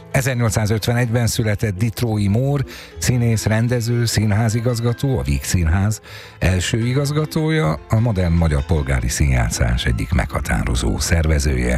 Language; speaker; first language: Hungarian; native; Hungarian